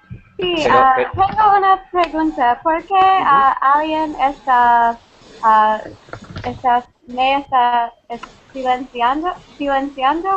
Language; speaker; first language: Spanish; non-native, learner; English